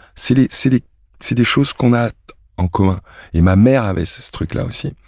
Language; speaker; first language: French; native; French